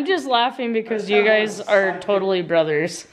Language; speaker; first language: English; native; English